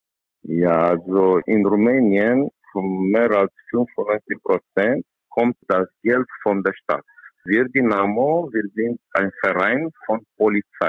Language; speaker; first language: German; non-native, learner; Romanian